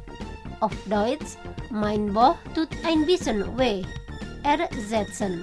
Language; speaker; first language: German; non-native, fluent; Indonesian